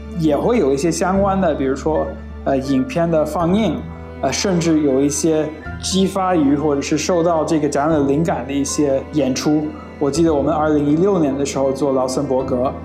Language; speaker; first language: Chinese; non-native, fluent; English